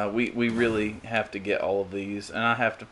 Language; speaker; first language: English; native; English